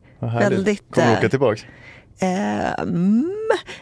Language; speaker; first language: Swedish; native; Swedish